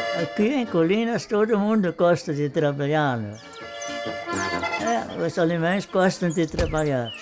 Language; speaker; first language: Portuguese; non-native, local second language; German